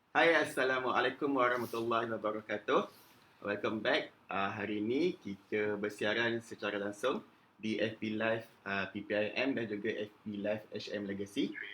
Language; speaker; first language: Malay; native; Malay